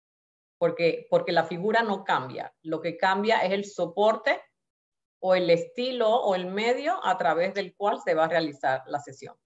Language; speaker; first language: Spanish; native; Spanish